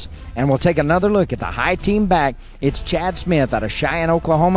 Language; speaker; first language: English; native; English